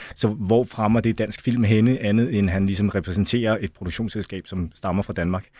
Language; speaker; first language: Danish; early bilingual, other home language; Chinese